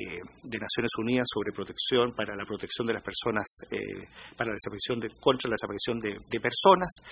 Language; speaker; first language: Spanish; native; Spanish